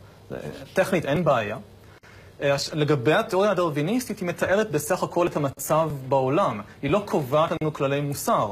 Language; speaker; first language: Hebrew; native; Hebrew